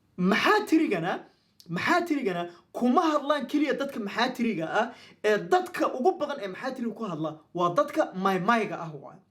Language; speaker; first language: Somali; non-native, local second language; Maay